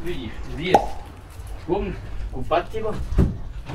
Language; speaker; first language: Russian; non-native, learner; Serbian